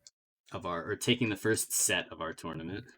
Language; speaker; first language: English; native; English